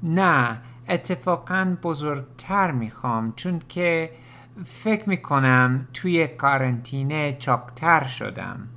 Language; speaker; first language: Persian; non-native, learner; English